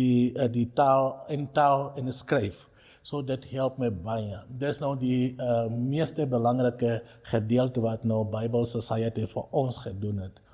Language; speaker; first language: Afrikaans; non-native, local second language; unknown